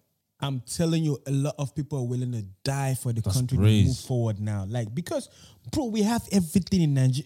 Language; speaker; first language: English; non-native, local second language; Igbo